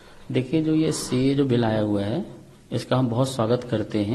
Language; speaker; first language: Hindi; native; Hindi